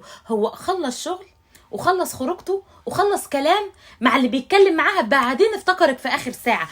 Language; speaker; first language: Arabic; native; Arabic